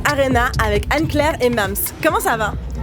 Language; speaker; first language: French; native; French